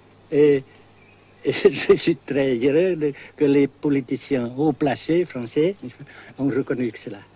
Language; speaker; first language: French; non-native, fluent; Vietnamese